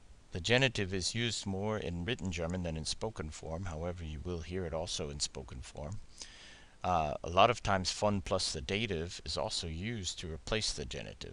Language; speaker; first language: English; native; English